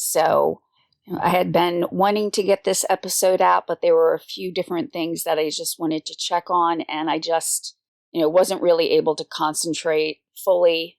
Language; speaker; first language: English; native; English